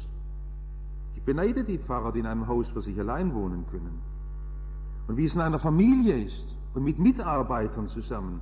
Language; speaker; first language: German; native; German